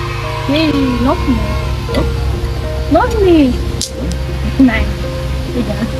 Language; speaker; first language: German; non-native, learner; Indonesian